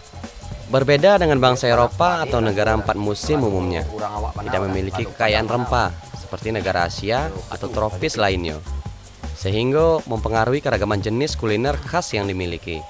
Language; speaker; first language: Indonesian; native; Indonesian